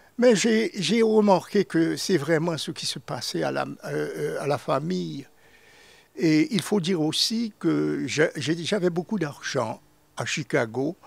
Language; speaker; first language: French; non-native, local second language; Haitian Creole